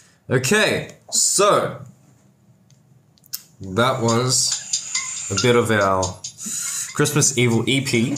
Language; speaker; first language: English; native; English